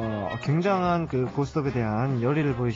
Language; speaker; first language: Korean; native; Korean